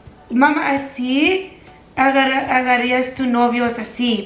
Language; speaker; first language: Spanish; early bilingual, heritage; Spanish